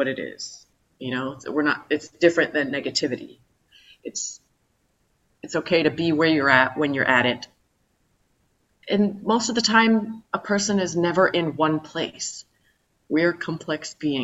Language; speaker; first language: English; native; English